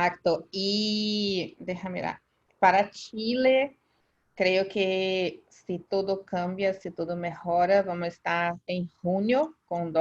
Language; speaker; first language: Spanish; non-native, fluent; Portuguese